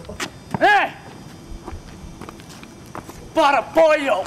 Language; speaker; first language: Spanish; non-native, learner; English